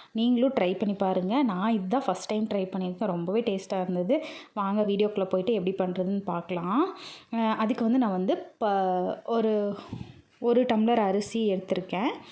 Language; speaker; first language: Tamil; native; Tamil